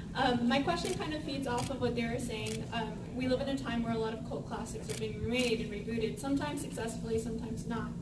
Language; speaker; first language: English; native; English